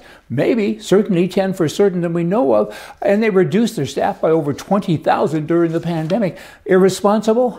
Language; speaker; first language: English; native; English